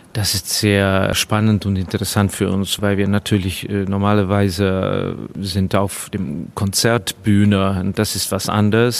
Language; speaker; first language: German; non-native, fluent; Estonian